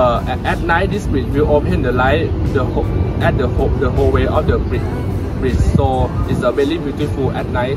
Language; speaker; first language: English; non-native, learner; Thai